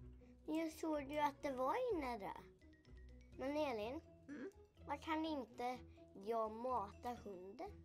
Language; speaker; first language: Swedish; native; Swedish